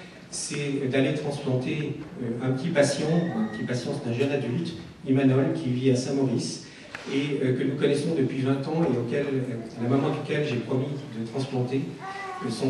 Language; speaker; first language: French; native; French